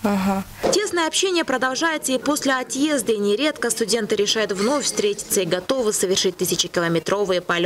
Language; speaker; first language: Russian; non-native, local second language; Yakut